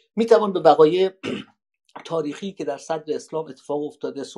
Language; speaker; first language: Persian; native; Persian